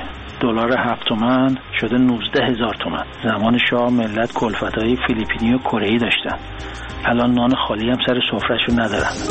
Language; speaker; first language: Persian; native; Persian